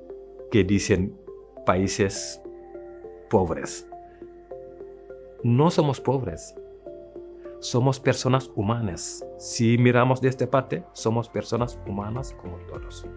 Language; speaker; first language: Spanish; non-native, fluent; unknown